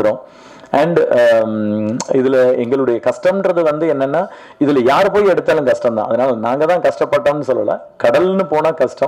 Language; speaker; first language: Tamil; native; Tamil